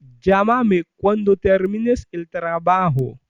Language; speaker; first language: Spanish; non-native, fluent; Haitian Creole